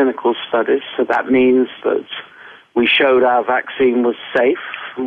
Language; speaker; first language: English; native; English